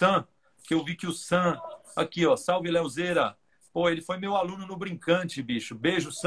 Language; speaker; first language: Portuguese; native; Portuguese